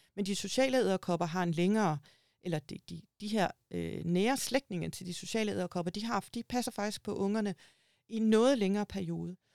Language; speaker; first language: Danish; native; Danish